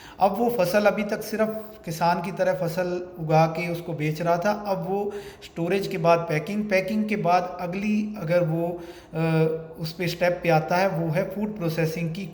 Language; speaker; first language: Hindi; native; Hindi